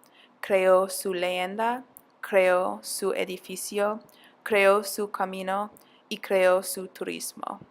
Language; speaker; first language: Spanish; non-native, learner; English